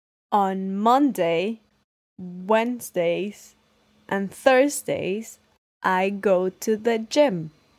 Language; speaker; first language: English; non-native, learner; Spanish